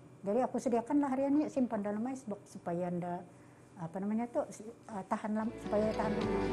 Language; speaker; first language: Malay; native; Malay